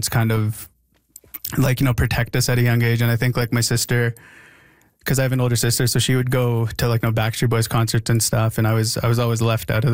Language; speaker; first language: English; native; English